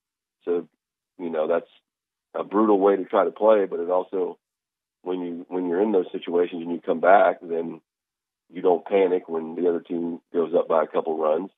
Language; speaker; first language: English; native; English